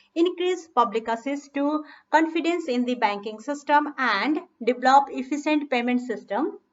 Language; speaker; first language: English; non-native, local second language; Nepali